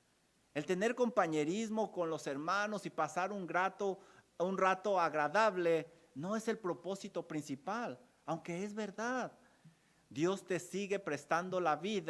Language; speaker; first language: Spanish; native; Spanish